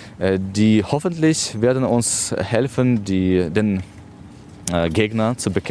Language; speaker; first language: German; non-native, fluent; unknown